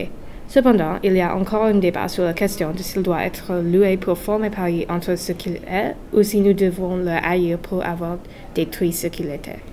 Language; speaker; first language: French; non-native, learner; English